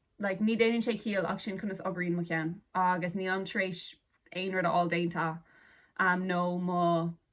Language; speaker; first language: Irish; non-native, local second language; English